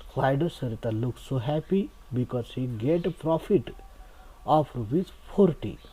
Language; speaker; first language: English; non-native, local second language; Marathi